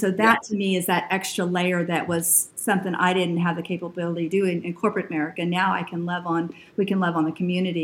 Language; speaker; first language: English; native; English